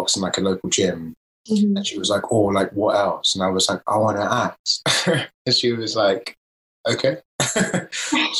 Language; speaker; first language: English; native; English